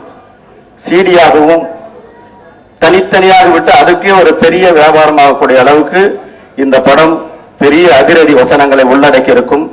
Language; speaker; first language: Tamil; native; Tamil